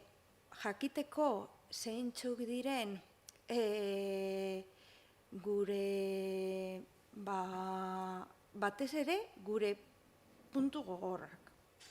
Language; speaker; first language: Basque; non-native, local second language; Spanish